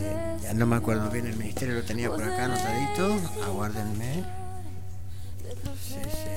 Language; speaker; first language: Spanish; native; Spanish